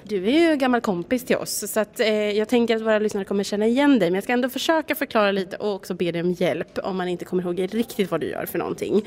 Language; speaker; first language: Swedish; native; Swedish